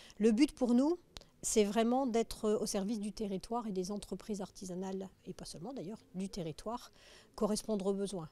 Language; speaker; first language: French; native; French